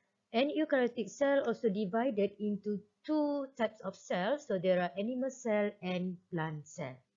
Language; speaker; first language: English; non-native, local second language; Malay